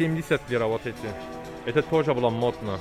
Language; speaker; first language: Russian; non-native, learner; Turkish